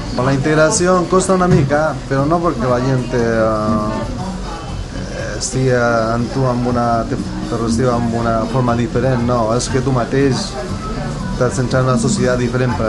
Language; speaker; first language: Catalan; non-native, learner; Spanish